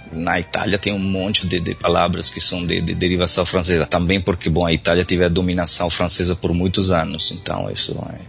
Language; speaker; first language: Portuguese; non-native, fluent; Italian